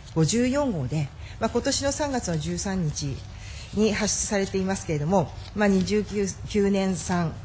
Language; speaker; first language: Japanese; native; Japanese